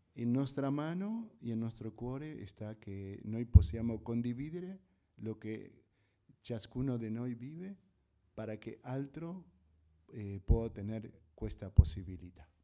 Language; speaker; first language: Italian; non-native, fluent; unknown